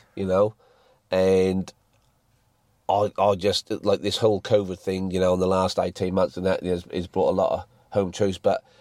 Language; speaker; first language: English; native; English